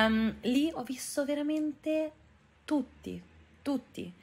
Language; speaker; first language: Italian; native; Italian